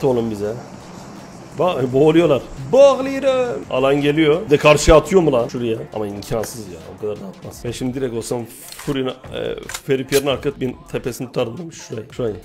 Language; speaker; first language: Turkish; native; Turkish